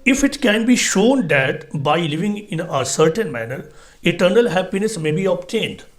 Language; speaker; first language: English; non-native, local second language; Urdu